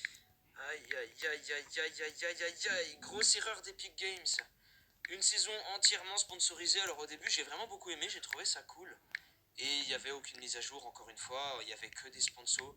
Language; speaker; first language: French; native; French